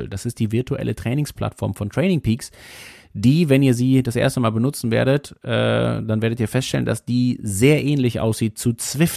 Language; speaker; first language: German; native; German